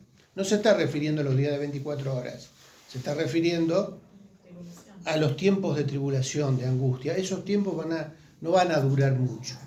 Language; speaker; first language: Spanish; native; Spanish